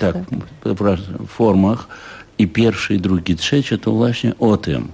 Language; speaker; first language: Polish; non-native, fluent; Russian